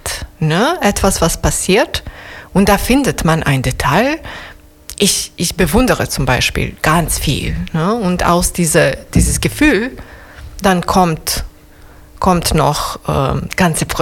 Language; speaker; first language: German; non-native, learner; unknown